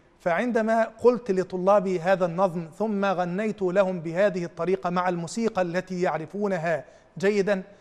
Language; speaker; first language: Arabic; native; Arabic